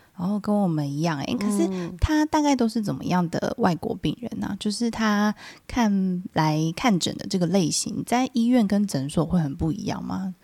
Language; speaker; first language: Chinese; native; Chinese